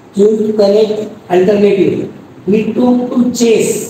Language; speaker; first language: English; non-native, local second language; Marathi